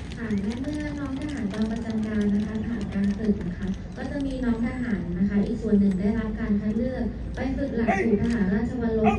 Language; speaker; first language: Thai; native; Thai